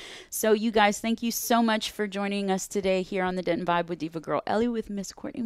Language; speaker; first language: English; native; English